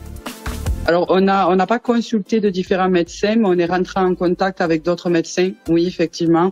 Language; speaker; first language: French; native; French